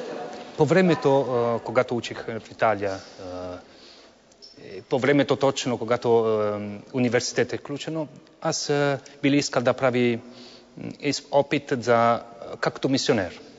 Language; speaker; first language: Bulgarian; non-native, learner; Italian